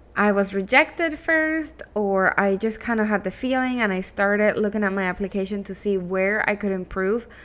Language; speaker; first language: English; non-native, fluent; Spanish